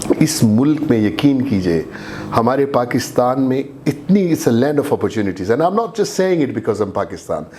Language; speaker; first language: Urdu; non-native, local second language; Saraiki